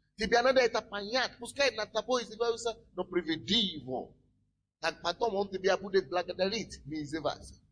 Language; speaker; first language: Russian; non-native, fluent; Yoruba